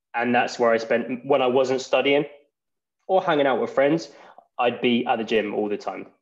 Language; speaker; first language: English; native; English